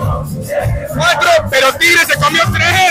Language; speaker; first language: Spanish; native; Spanish